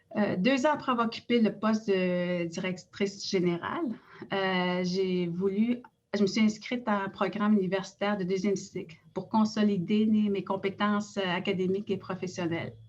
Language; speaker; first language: French; non-native, local second language; Innu-aimun